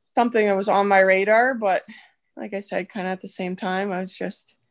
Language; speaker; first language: English; native; English